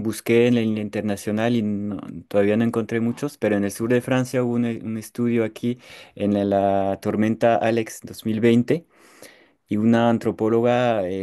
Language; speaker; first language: Spanish; non-native, fluent; French